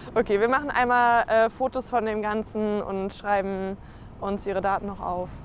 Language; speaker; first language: German; native; German